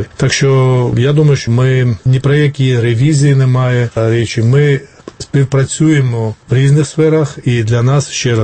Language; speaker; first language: Ukrainian; non-native, fluent; Georgian